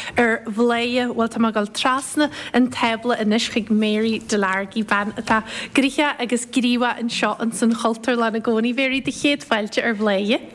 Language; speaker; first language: Irish; native; Irish